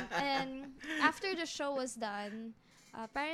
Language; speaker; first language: English; non-native, local second language; Filipino